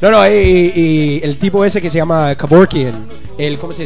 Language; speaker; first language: Spanish; non-native, learner; English